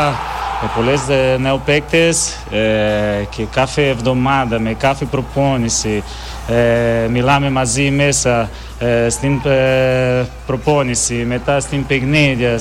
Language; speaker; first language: Greek; non-native, learner; Portuguese